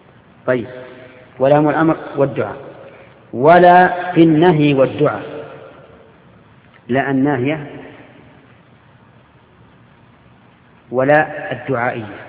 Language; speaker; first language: Arabic; native; Arabic